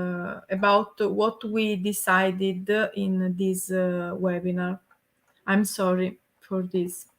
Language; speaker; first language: English; non-native, learner; Italian